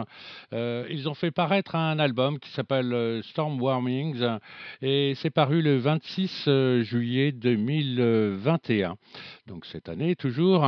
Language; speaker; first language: French; native; French